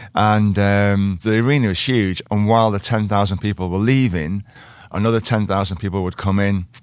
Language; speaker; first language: English; native; English